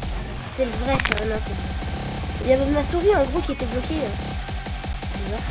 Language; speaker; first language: French; native; French